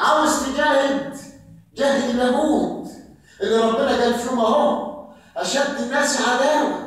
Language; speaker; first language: Arabic; native; Arabic